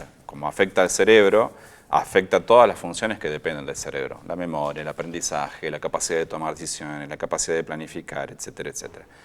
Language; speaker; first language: Spanish; native; Spanish